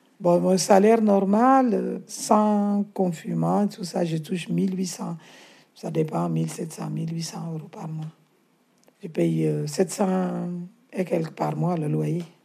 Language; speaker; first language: French; non-native, learner; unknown